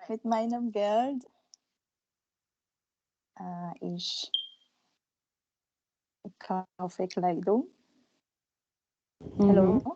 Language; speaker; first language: German; non-native, learner; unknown